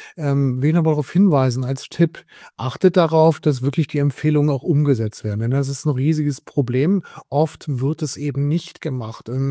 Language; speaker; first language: German; native; German